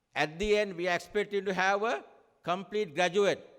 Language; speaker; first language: English; non-native, local second language; Sinhala